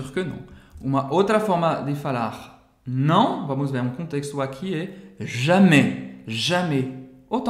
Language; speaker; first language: Portuguese; non-native, fluent; French